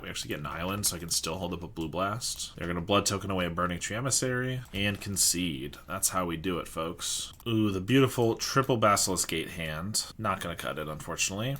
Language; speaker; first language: English; native; English